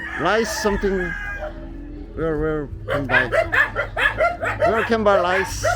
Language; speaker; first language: English; non-native, learner; Korean